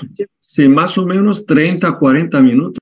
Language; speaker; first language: Spanish; non-native, fluent; Korean